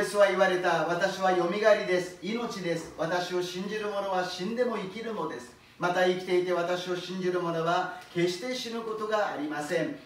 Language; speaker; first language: Japanese; non-native, fluent; Korean